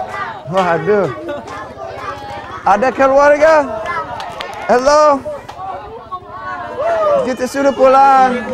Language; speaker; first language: Indonesian; non-native, fluent; English